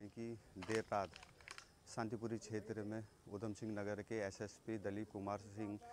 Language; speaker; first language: Hindi; native; Hindi